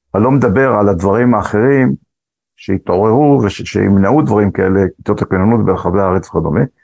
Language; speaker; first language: Hebrew; early bilingual, other home language; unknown